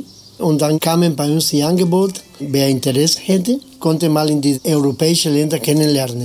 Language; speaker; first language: German; non-native, fluent; Spanish